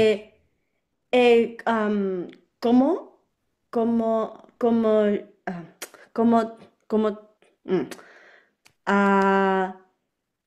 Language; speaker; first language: French; non-native, learner; Chinese